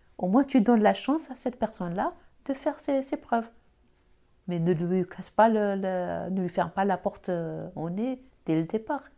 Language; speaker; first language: French; non-native, local second language; Arabic